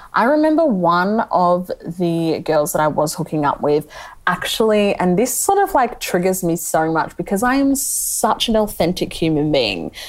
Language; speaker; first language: English; native; English